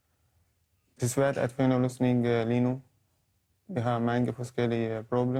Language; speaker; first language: Danish; non-native, learner; Arabic